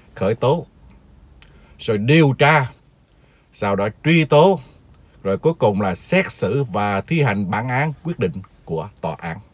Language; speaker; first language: Vietnamese; native; Vietnamese